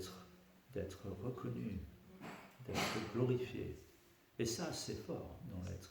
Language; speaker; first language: French; native; French